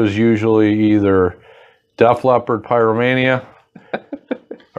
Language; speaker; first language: English; native; English